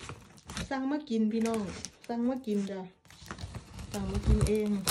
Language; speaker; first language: Thai; non-native, local second language; Northeastern Thai